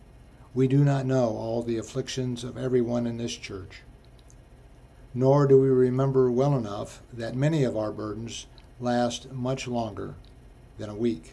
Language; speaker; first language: English; native; English